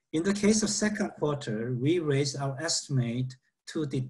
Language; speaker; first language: English; non-native, fluent; Korean